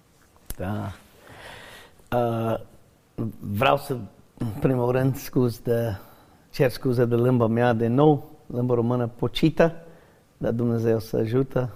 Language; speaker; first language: Romanian; non-native, learner; English